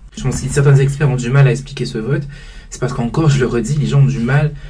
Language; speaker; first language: French; native; French